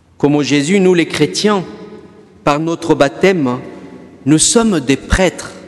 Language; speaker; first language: French; non-native, fluent; Spanish